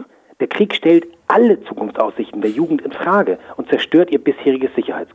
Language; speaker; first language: German; native; German